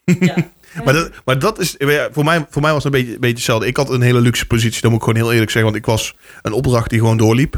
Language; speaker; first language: Dutch; native; Dutch